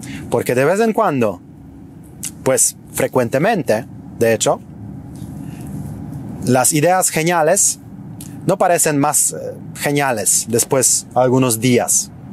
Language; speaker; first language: Spanish; non-native, fluent; Polish